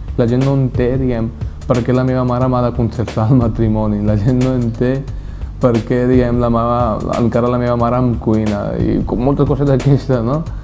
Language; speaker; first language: Catalan; non-native, fluent; Urdu